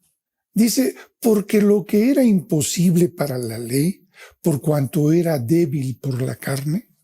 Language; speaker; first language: Spanish; native; Spanish